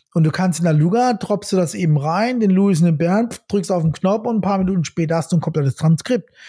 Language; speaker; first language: German; native; German